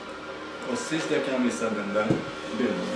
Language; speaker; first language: Swedish; non-native, learner; Persian